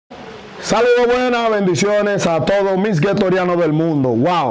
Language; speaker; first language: Spanish; native; Spanish